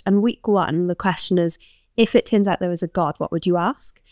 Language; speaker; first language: English; native; English